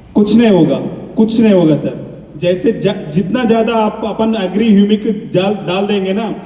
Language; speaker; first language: Hindi; non-native, local second language; Telugu